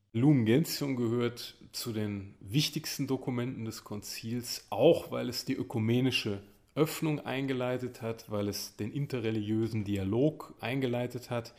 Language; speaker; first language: German; native; German